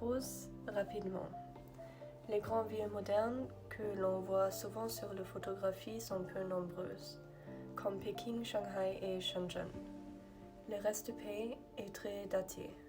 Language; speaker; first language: French; non-native, learner; German